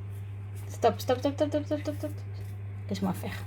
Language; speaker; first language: French; native; French